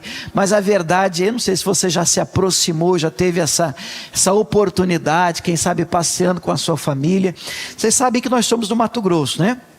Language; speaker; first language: Portuguese; native; Portuguese